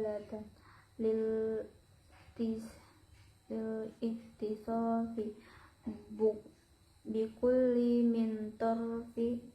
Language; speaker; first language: Arabic; non-native, learner; Indonesian